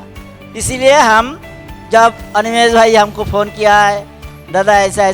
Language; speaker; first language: Hindi; non-native, local second language; Bangla